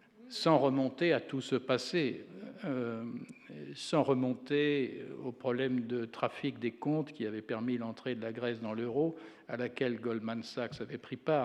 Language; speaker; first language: French; native; French